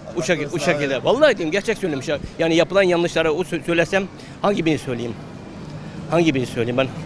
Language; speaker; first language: Turkish; native; Turkish